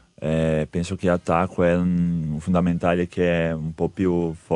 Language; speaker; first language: Italian; non-native, learner; Portuguese